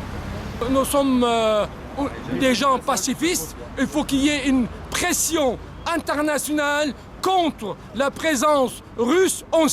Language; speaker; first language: French; non-native, fluent; Arabic